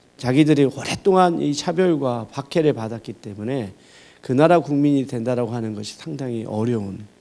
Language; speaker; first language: Korean; native; Korean